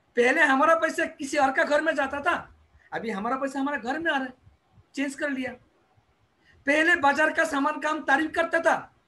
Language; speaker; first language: Hindi; non-native, local second language; Bangla